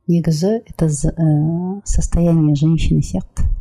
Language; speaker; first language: Russian; non-native, local second language; Kazakh